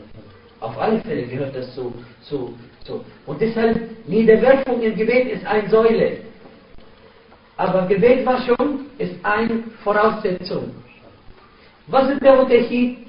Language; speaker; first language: German; non-native, fluent; Arabic